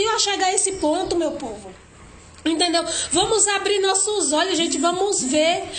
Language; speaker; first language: Portuguese; native; Portuguese